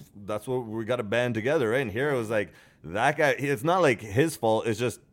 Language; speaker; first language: English; early bilingual, other home language; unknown